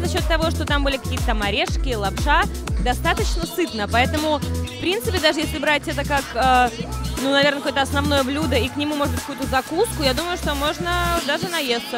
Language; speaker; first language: Russian; native; Russian